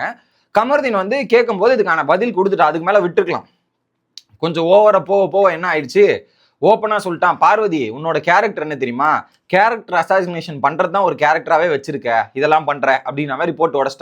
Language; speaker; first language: Tamil; native; Tamil